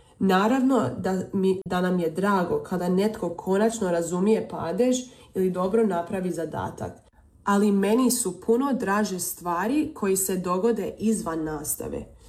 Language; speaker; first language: Serbian; early bilingual, heritage; Croatian